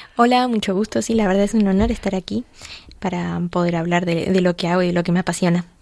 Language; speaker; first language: Spanish; native; Spanish